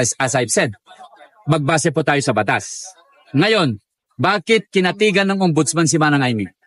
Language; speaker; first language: Filipino; non-native, local second language; Iloko